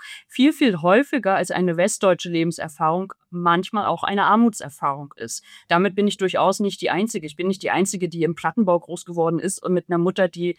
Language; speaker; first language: German; native; German